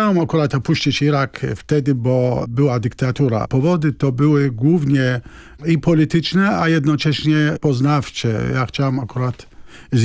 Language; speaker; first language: Polish; non-native, fluent; Arabic